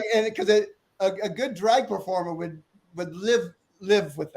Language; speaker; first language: English; native; English